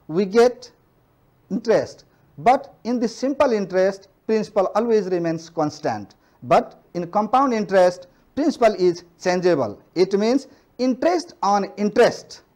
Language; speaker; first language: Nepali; non-native, local second language; Maithili